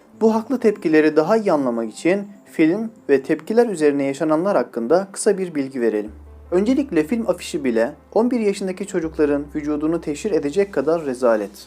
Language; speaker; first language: Turkish; native; Turkish